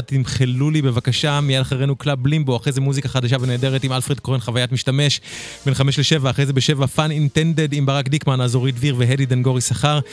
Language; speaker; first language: Hebrew; native; Hebrew